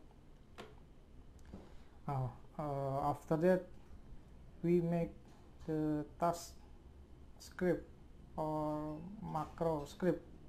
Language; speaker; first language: English; non-native, learner; Indonesian